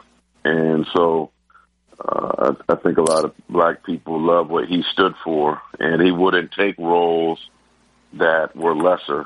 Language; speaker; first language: English; native; English